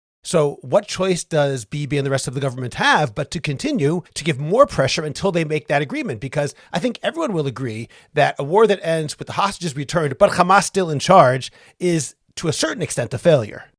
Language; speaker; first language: English; native; English